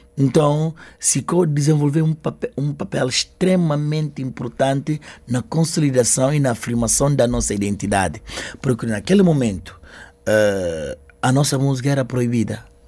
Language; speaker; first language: Portuguese; non-native, local second language; Upper Guinea Crioulo